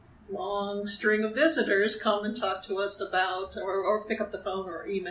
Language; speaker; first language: English; native; English